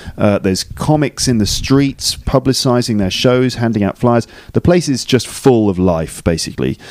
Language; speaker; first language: English; native; English